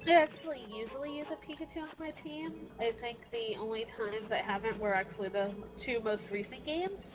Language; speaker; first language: English; native; English